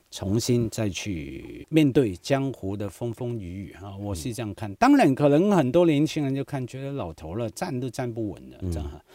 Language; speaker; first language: Chinese; non-native, local second language; Cantonese